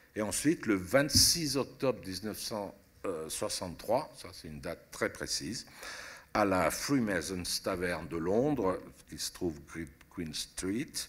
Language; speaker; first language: French; early bilingual, other home language; Italian